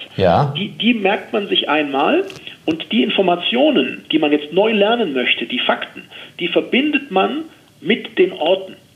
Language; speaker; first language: German; native; German